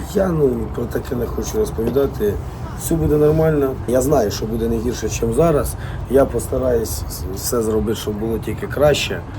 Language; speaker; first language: Ukrainian; non-native, local second language; Russian